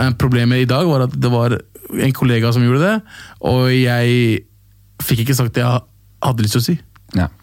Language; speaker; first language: Norwegian; early bilingual, other home language; Somali